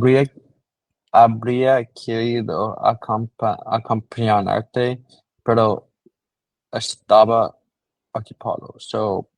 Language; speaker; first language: Spanish; non-native, learner; English